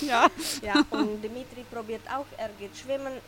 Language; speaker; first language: German; non-native, learner; Czech